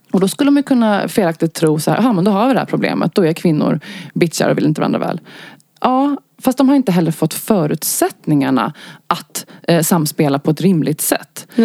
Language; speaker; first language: Swedish; native; Swedish